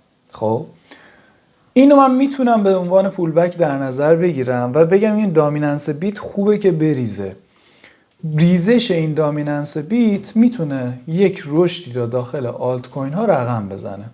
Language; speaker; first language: Persian; native; Persian